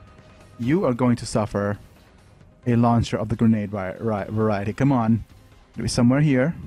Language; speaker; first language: English; native; English